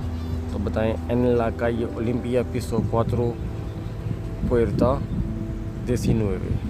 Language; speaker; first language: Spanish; non-native, learner; Urdu